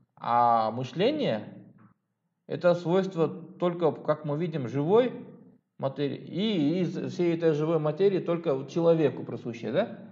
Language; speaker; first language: Russian; non-native, local second language; Kyrgyz